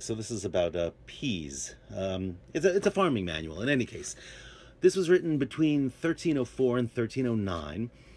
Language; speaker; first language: English; native; English